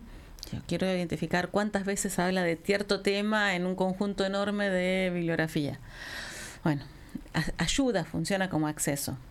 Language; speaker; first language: Spanish; native; Spanish